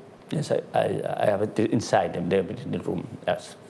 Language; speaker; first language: English; non-native, fluent; Spanish